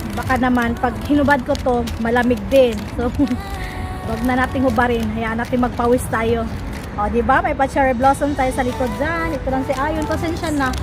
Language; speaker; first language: Filipino; native; Filipino